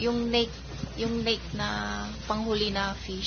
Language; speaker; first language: Filipino; non-native, learner; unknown